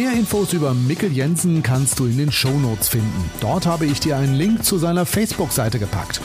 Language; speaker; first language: German; native; German